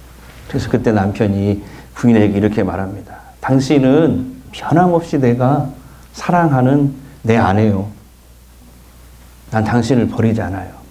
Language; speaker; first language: Korean; native; Korean